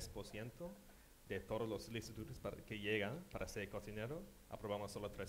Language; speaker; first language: Spanish; non-native, fluent; English